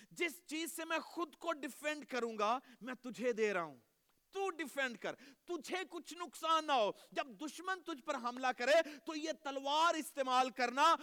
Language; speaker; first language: Urdu; native; Urdu